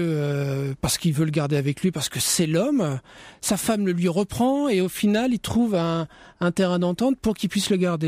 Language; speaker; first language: French; native; French